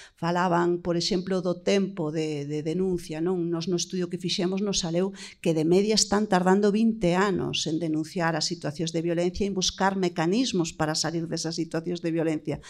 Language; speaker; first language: Galician; native; Galician